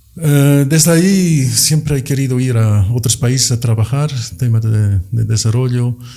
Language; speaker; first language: Spanish; non-native, fluent; Dutch